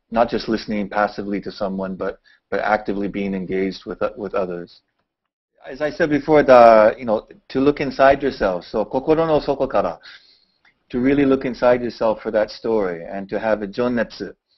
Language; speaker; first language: English; native; English